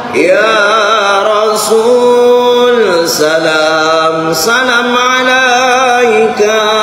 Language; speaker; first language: Malay; non-native, local second language; Buginese